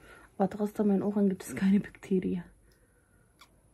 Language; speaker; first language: German; non-native, learner; Somali